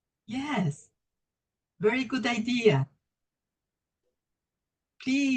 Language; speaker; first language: English; non-native, learner; Spanish